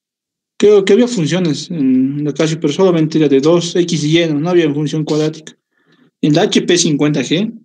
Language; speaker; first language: Spanish; native; Spanish